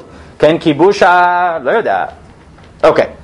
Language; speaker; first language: Hebrew; non-native, fluent; English